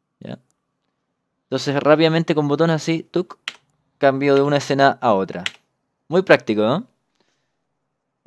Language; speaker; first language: Spanish; native; Spanish